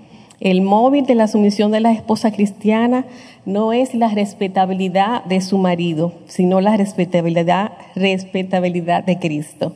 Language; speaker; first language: Spanish; native; Spanish